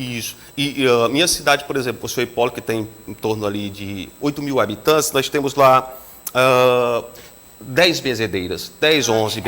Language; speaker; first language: Portuguese; native; Portuguese